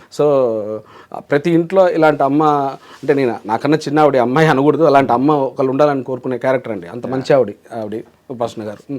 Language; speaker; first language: Telugu; native; Telugu